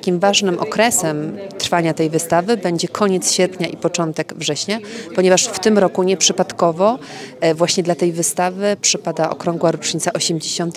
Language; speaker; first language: Polish; native; Polish